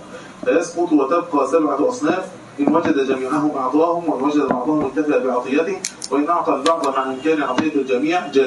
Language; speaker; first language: Arabic; native; Arabic